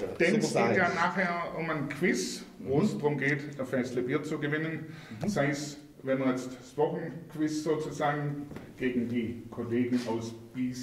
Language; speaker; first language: German; native; German